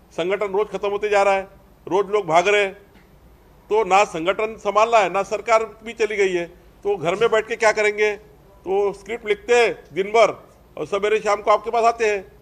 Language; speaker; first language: Hindi; non-native, local second language; Marathi